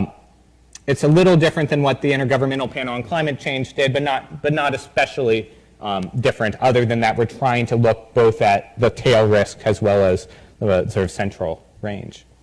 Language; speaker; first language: English; native; English